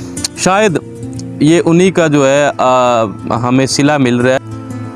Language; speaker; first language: Urdu; non-native, local second language; Punjabi